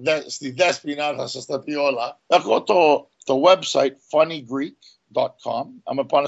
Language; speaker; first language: Greek; early bilingual, heritage; Greek